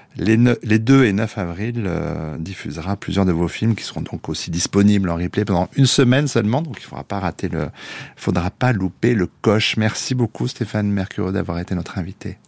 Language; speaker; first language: French; native; French